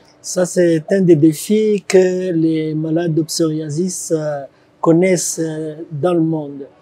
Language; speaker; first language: French; non-native, local second language; Kinyarwanda